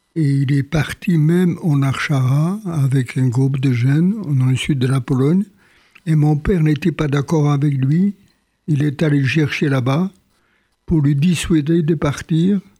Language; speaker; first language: French; non-native, fluent; Polish